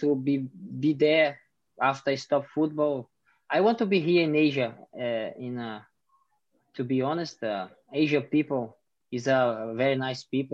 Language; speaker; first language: English; non-native, fluent; Portuguese